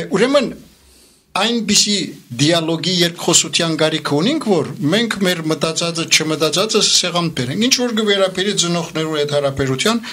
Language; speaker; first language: Armenian; early bilingual, heritage; Armenian